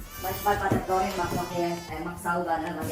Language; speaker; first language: German; non-native, learner; Filipino